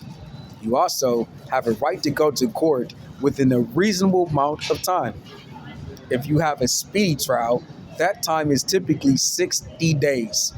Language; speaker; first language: English; native; English